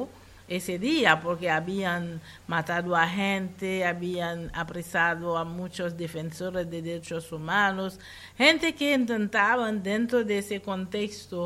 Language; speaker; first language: Spanish; non-native, fluent; Haitian Creole